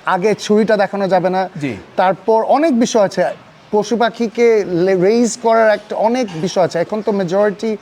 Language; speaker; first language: Bangla; early bilingual, heritage; Bangla